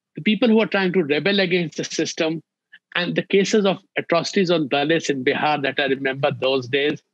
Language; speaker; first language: English; non-native, local second language; Hindi